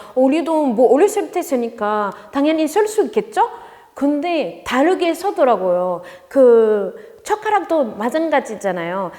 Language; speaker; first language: Korean; non-native, fluent; French